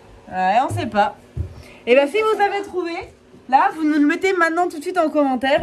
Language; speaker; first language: French; native; French